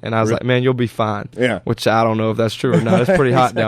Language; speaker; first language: English; native; English